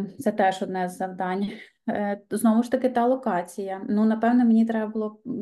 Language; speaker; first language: Ukrainian; native; Ukrainian